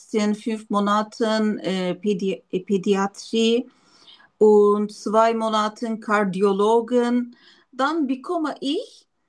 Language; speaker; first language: German; non-native, learner; Turkish